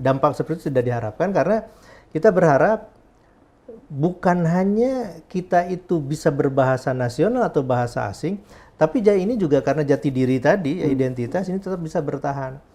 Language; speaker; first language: Indonesian; non-native, local second language; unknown